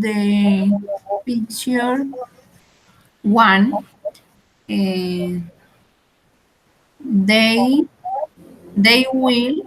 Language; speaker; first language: English; non-native, learner; Spanish